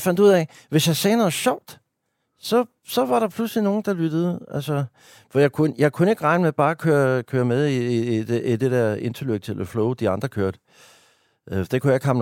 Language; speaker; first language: Danish; native; Danish